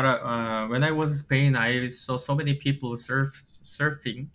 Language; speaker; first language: English; non-native, fluent; Korean